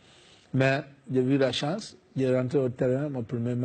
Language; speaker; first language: French; non-native, fluent; English